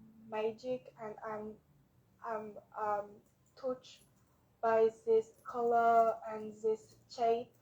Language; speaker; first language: English; non-native, learner; French